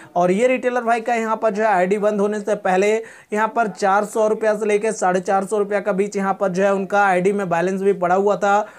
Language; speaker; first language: Hindi; native; Hindi